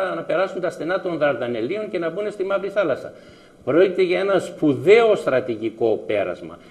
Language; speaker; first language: Greek; native; Greek